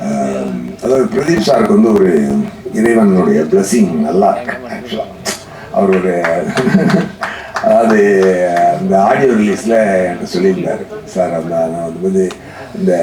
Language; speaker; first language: Tamil; native; Tamil